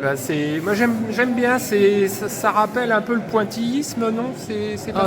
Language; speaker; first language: French; native; French